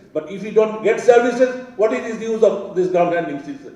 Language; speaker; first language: English; non-native, local second language; Bangla